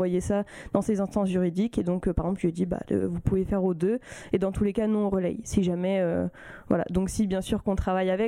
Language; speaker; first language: French; native; French